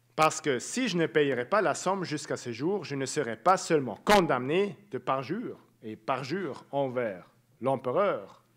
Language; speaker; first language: French; native; French